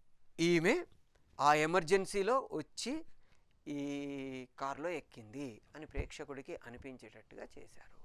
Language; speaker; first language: Telugu; native; Telugu